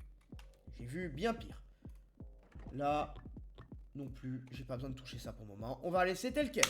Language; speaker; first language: French; native; French